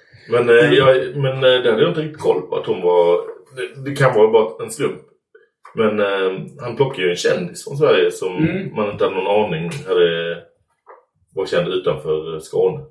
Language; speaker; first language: Swedish; native; Swedish